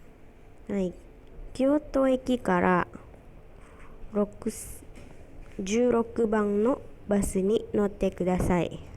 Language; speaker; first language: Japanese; non-native, fluent; Indonesian